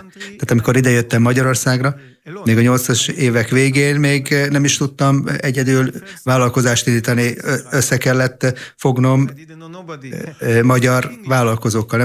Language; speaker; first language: Hungarian; non-native, fluent; Hebrew